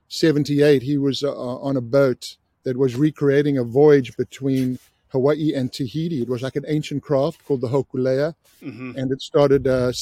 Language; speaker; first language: English; native; English